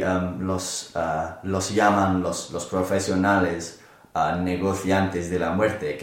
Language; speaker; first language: Spanish; non-native, learner; English